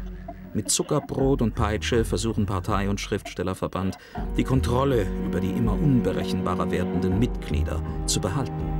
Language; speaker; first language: German; native; German